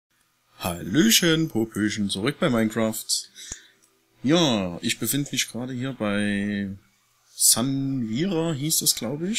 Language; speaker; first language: German; native; German